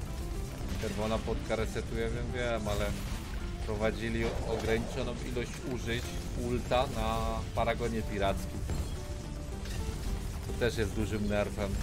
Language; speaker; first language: Polish; native; Polish